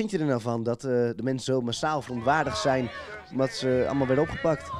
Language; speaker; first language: Dutch; native; Dutch